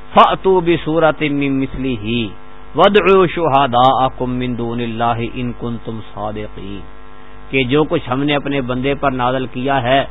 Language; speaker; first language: Urdu; non-native, local second language; Punjabi